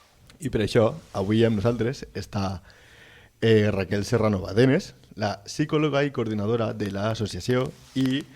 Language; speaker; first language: Catalan; native; Catalan